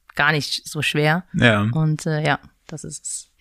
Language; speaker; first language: German; native; German